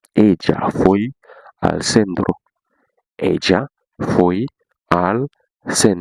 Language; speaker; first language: Spanish; non-native, fluent; Haitian Creole